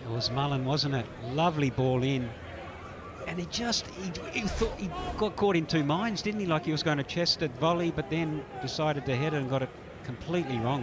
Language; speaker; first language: English; native; English